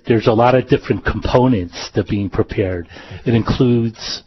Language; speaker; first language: English; native; English